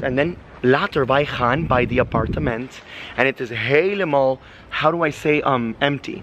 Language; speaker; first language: Dutch; non-native, learner; English